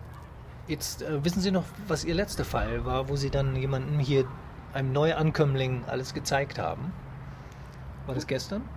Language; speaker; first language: German; native; German